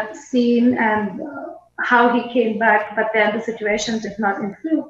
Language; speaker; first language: English; non-native, local second language; Hindi